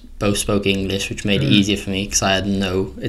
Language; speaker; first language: English; native; English